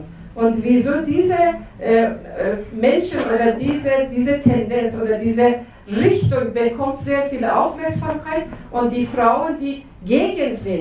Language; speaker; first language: German; non-native, fluent; Persian